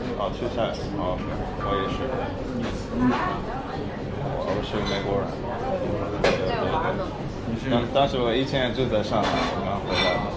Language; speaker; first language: Chinese; non-native, fluent; English